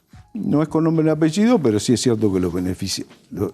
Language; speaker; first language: Spanish; native; Spanish